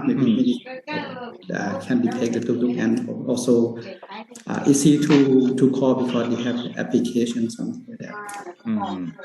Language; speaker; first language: English; non-native, learner; Lao